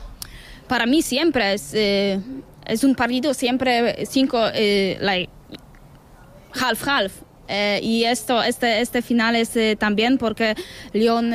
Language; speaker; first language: Spanish; non-native, learner; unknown